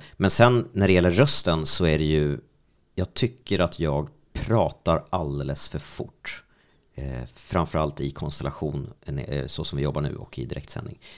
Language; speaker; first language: Swedish; native; Swedish